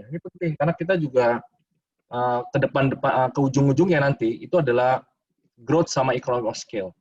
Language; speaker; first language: Indonesian; native; Indonesian